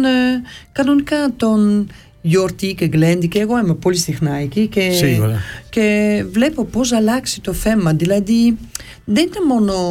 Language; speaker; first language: Greek; early bilingual, heritage; Greek